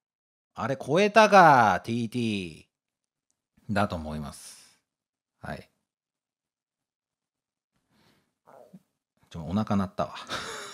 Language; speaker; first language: Japanese; native; Japanese